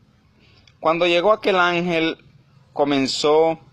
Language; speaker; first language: Spanish; native; Spanish